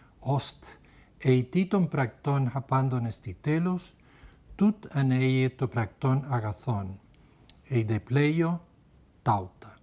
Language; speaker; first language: Greek; non-native, fluent; Spanish